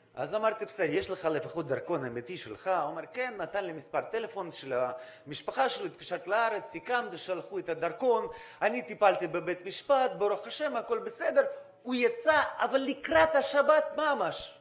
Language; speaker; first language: Hebrew; non-native, fluent; Russian